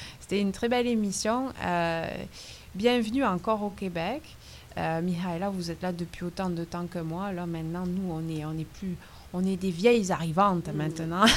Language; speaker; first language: French; native; French